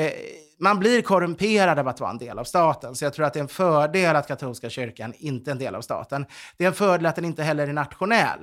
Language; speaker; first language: Swedish; native; Swedish